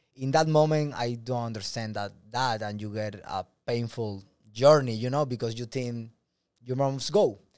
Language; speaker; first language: English; non-native, learner; Spanish